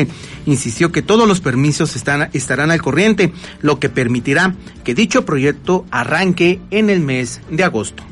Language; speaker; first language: Spanish; native; Spanish